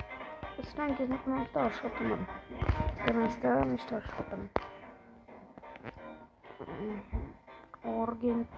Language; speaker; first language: Armenian; native; Armenian